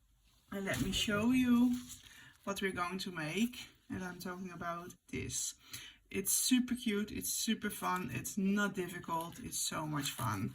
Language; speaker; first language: English; non-native, fluent; Dutch